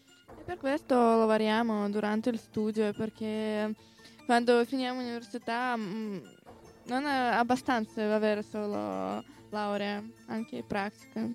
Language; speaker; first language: Italian; non-native, learner; Russian